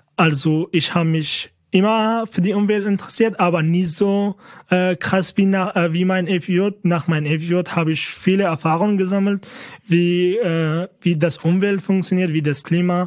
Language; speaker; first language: German; non-native, fluent; Kurdish